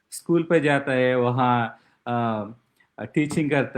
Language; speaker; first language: Hindi; non-native, local second language; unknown